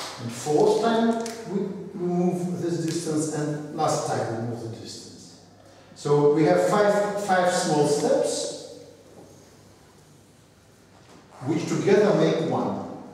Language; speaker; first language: English; non-native, fluent; Russian